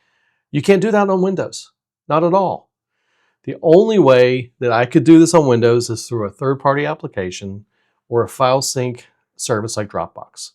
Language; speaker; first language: English; native; English